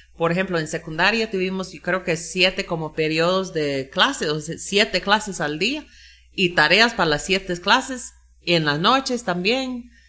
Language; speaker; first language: Spanish; non-native, fluent; English